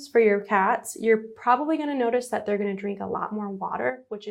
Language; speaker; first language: English; native; English